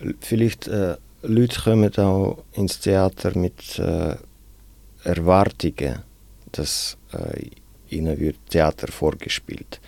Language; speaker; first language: German; non-native, fluent; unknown